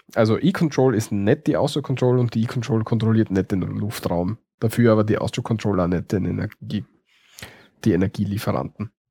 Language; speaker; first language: German; native; German